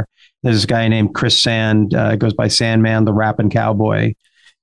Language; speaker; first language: English; native; English